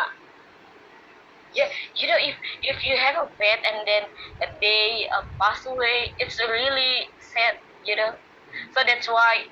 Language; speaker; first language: English; non-native, learner; Indonesian